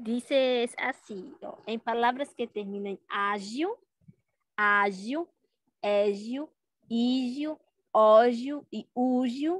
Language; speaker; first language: Spanish; non-native, learner; Portuguese